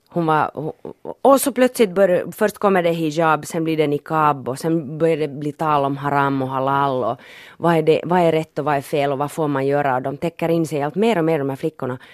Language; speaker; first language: Swedish; native; Swedish